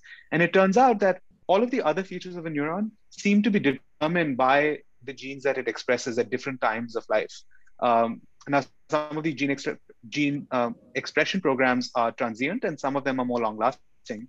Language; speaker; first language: English; non-native, local second language; Hindi